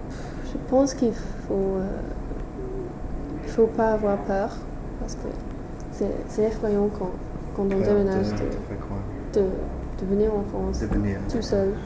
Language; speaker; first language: French; non-native, fluent; English